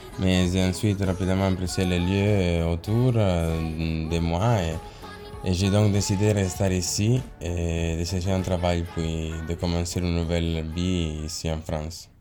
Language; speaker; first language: French; non-native, learner; Italian